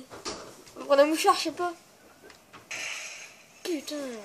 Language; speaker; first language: French; native; French